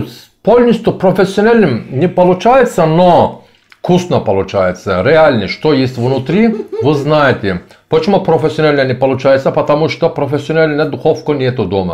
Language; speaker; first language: Russian; non-native, learner; Turkish